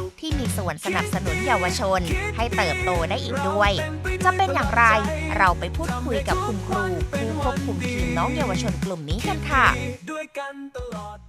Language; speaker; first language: Thai; native; Thai